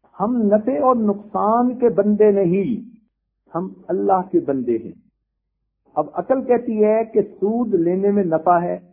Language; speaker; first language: Urdu; native; Urdu